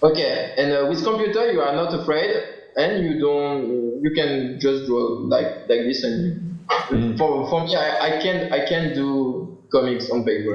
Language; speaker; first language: English; non-native, learner; French